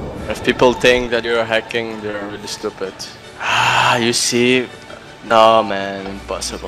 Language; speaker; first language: English; non-native, learner; Spanish